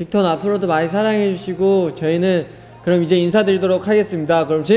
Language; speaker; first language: Korean; native; Korean